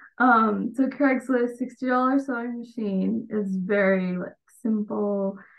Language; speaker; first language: English; early bilingual, other home language; Bangla